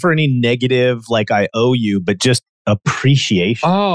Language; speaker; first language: English; native; English